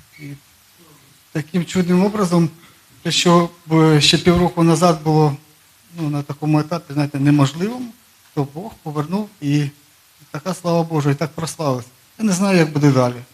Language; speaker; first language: Ukrainian; non-native, local second language; Russian